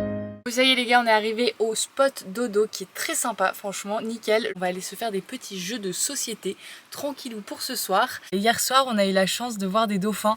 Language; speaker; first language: French; native; French